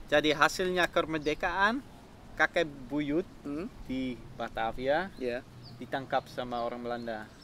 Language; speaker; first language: Indonesian; non-native, fluent; Dutch